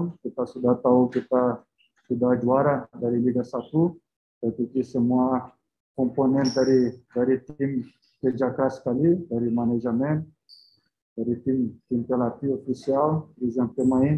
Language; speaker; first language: Indonesian; non-native, fluent; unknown